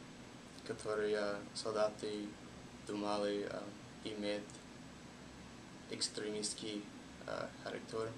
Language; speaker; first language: Russian; non-native, learner; English